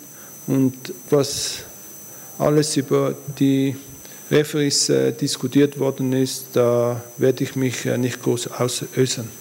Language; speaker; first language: German; early bilingual, other home language; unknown